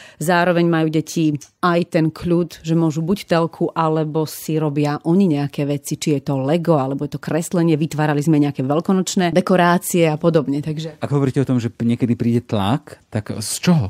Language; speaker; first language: Slovak; native; Slovak